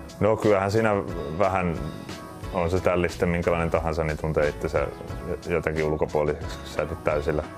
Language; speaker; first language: Finnish; native; Finnish